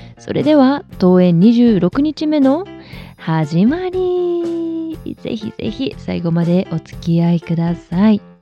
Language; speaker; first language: Japanese; native; Japanese